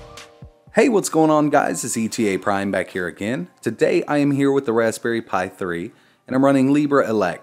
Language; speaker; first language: English; native; English